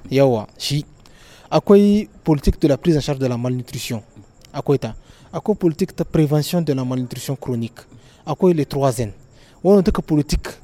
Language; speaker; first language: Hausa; non-native, local second language; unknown